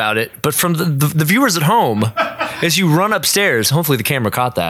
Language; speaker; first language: English; native; English